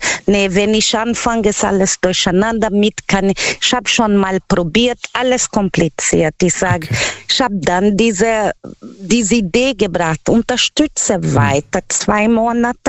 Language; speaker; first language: German; non-native, learner; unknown